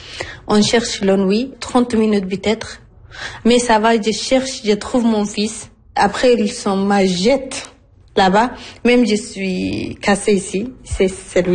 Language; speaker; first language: French; non-native, learner; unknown